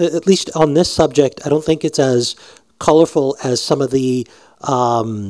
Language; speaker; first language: English; native; English